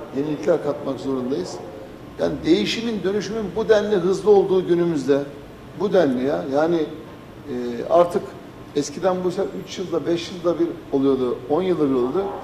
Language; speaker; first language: Turkish; native; Turkish